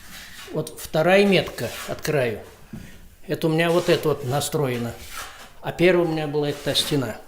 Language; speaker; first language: Russian; native; Russian